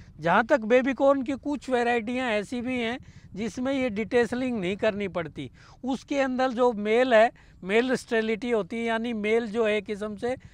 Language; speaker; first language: Hindi; native; Hindi